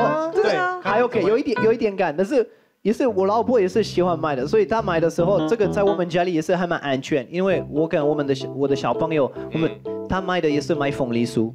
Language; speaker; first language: Chinese; non-native, fluent; French